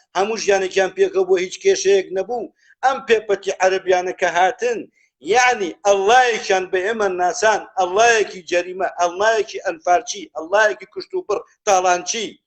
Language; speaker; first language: Central Kurdish; non-native, local second language; Gurani